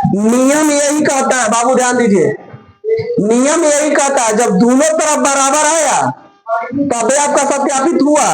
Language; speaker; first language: Hindi; native; Hindi